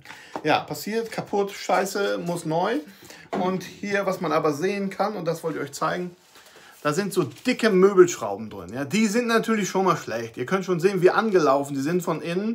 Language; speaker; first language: German; native; German